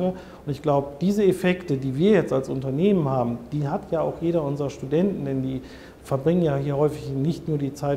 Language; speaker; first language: German; native; German